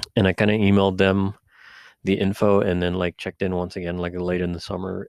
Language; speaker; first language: English; early bilingual, other home language; Spanish